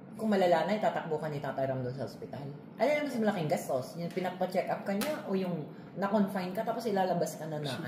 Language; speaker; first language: Filipino; non-native, local second language; Iloko